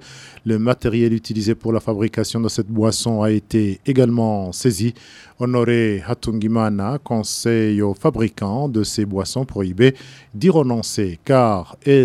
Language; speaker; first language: French; non-native, local second language; Rundi